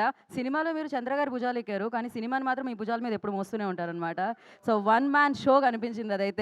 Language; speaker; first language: Telugu; native; Telugu